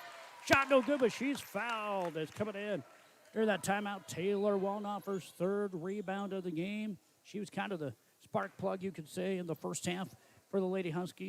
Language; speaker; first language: English; native; English